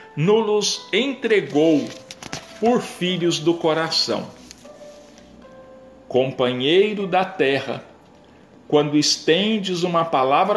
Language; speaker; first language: Portuguese; native; Portuguese